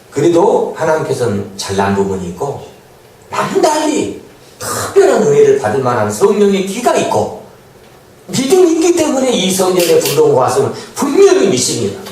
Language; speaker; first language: Korean; native; Korean